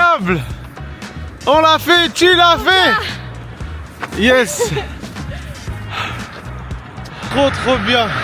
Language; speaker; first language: French; native; French